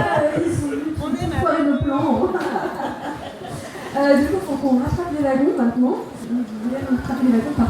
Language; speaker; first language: French; native; French